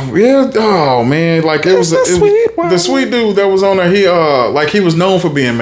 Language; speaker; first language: English; native; English